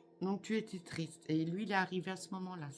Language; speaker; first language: French; native; French